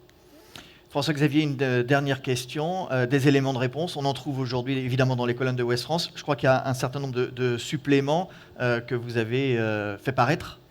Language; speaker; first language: French; native; French